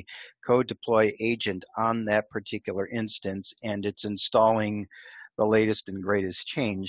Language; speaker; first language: English; native; English